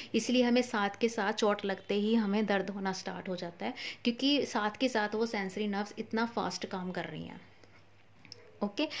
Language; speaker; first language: Hindi; non-native, local second language; Punjabi